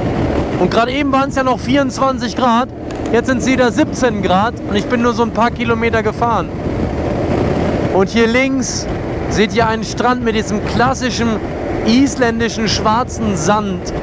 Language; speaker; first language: German; native; German